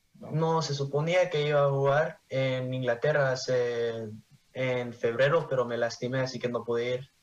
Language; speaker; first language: Spanish; early bilingual, heritage; Spanish